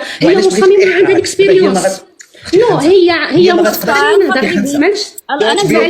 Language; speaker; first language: Arabic; native; Arabic